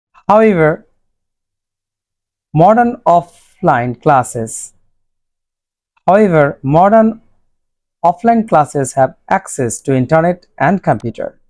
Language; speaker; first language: English; non-native, local second language; Bangla